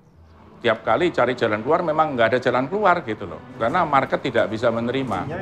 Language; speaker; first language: Indonesian; native; Indonesian